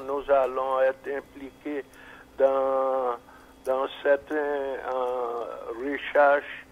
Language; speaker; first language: French; non-native, fluent; English